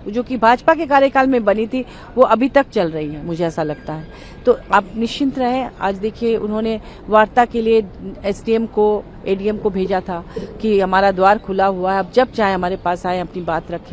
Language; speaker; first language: Hindi; native; Hindi